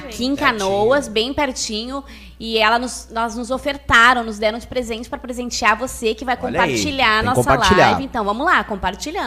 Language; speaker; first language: Portuguese; native; Portuguese